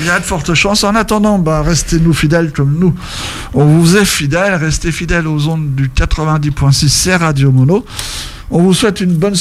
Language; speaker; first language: French; native; French